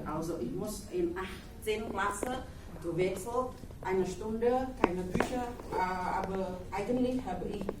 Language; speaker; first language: German; non-native, fluent; Indonesian